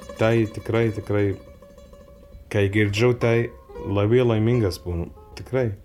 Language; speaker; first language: Lithuanian; non-native, learner; Arabic